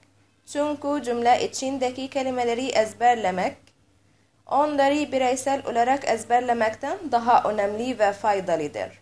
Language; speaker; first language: Turkish; non-native, fluent; Arabic